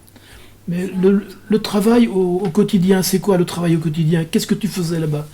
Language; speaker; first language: French; native; French